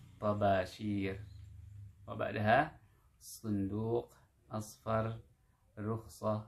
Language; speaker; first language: Arabic; non-native, fluent; Indonesian